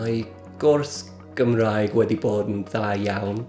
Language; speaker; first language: Welsh; non-native, learner; English